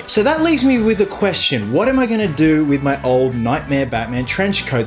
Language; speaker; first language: English; native; English